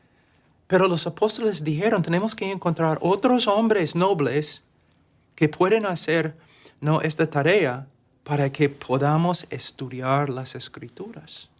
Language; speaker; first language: Spanish; non-native, fluent; English